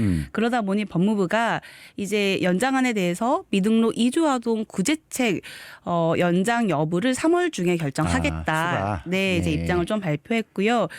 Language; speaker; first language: Korean; native; Korean